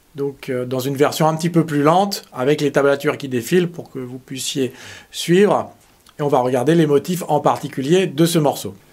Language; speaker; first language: French; native; French